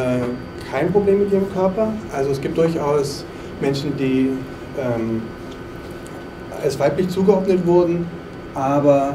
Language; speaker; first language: German; native; German